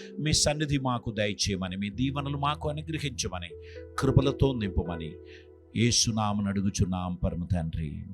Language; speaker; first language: Telugu; non-native, fluent; Malayalam